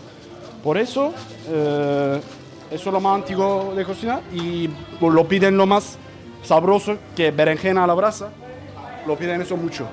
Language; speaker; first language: Spanish; non-native, learner; Turkish